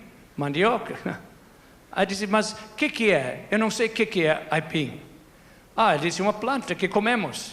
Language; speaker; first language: Portuguese; non-native, fluent; English